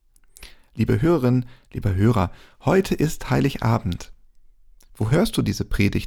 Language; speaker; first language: German; native; German